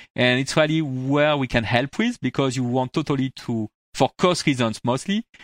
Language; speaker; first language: English; non-native, fluent; French